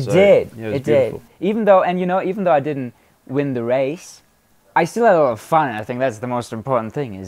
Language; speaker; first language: English; non-native, fluent; German